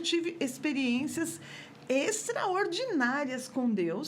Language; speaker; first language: Portuguese; native; Portuguese